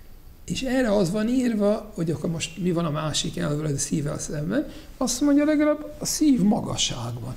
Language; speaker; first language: Hungarian; non-native, fluent; English